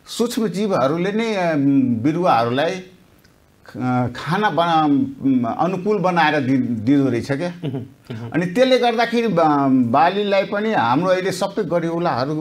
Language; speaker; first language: Nepali; non-native, local second language; Maithili